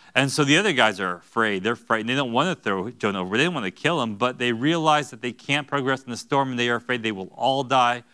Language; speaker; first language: English; native; English